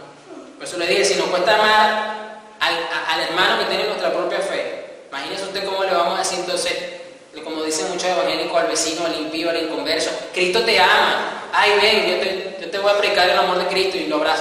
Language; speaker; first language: Spanish; native; Spanish